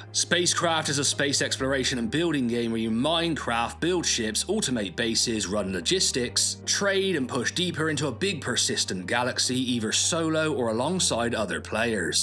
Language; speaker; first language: English; native; English